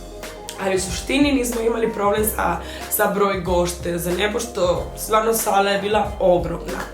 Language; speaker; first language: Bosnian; non-native, fluent; Spanish